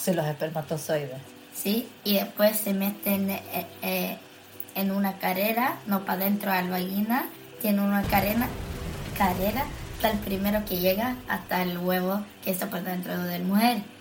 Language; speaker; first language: Spanish; early bilingual, heritage; Spanish